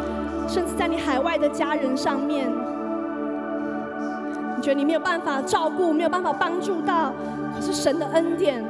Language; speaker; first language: Chinese; native; Chinese